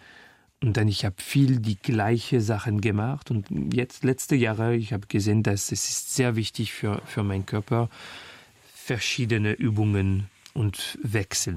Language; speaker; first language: German; non-native, learner; French